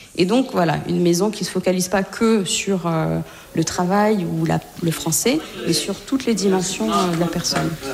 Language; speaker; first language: French; native; French